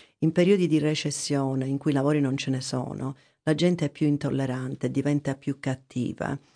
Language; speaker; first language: Italian; native; Italian